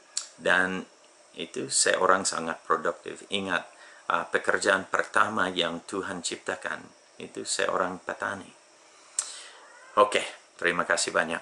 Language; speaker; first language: Indonesian; non-native, fluent; English